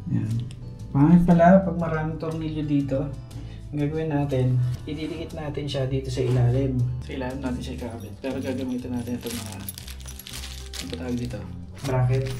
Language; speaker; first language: Filipino; non-native, local second language; Hiligaynon